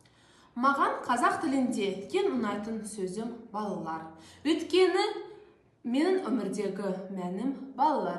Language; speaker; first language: Kazakh; non-native, local second language; Azerbaijani